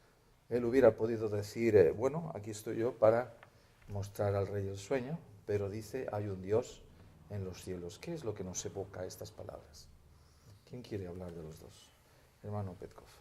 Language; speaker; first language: Spanish; native; Spanish